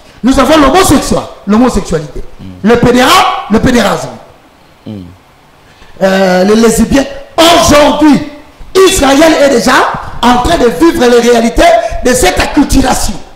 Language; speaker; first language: French; non-native, local second language; Lingala